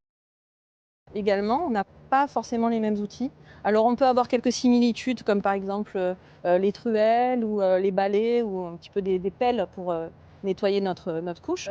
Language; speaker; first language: French; native; French